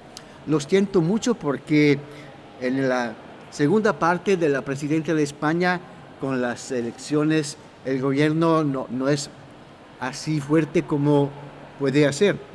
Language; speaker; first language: Spanish; non-native, fluent; Italian